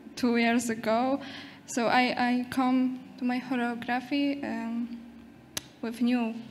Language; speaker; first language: English; non-native, learner; Polish